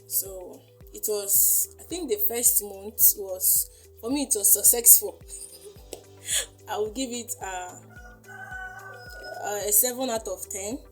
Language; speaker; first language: English; non-native, local second language; Igbo